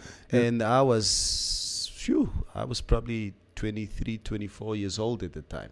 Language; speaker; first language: English; non-native, local second language; Afrikaans